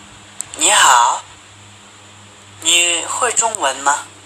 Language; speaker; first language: Chinese; non-native, learner; Hmong